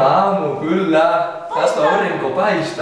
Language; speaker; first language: Finnish; non-native, learner; Spanish